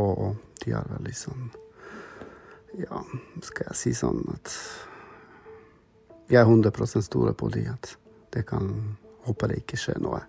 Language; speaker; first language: Norwegian; non-native, fluent; Slovak